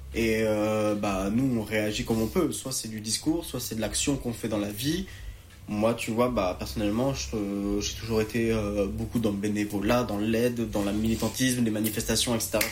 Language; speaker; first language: French; native; French